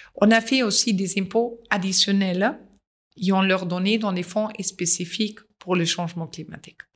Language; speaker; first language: French; non-native, fluent; German